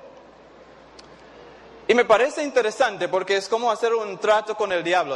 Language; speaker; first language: Spanish; non-native, fluent; English